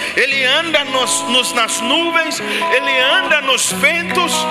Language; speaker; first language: Portuguese; non-native, fluent; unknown